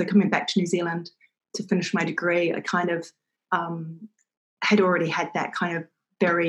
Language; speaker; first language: English; native; English